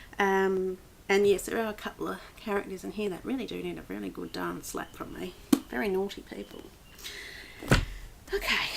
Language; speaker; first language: English; native; English